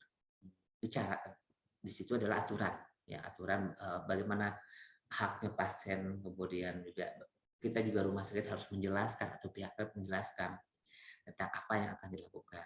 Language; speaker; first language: Indonesian; native; Indonesian